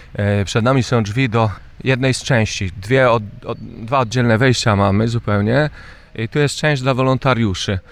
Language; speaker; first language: Polish; native; Polish